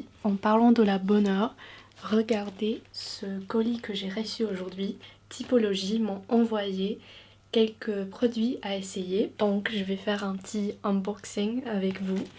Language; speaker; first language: French; non-native, fluent; English